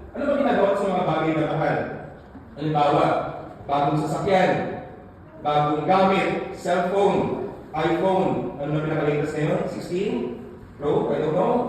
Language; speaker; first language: Filipino; non-native, local second language; Hiligaynon